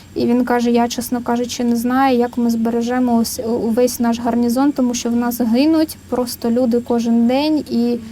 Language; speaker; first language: Ukrainian; native; Ukrainian